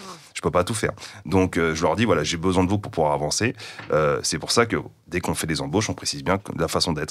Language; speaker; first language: French; native; French